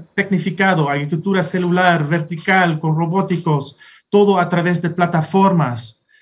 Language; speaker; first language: Spanish; non-native, fluent; Dutch